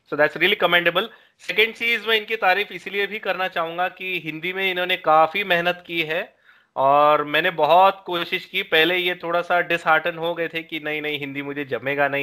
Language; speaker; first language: Hindi; native; Hindi